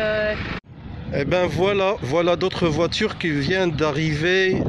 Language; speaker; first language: French; non-native, local second language; Arabic